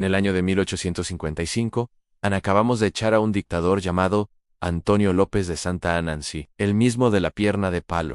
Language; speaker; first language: Spanish; native; Spanish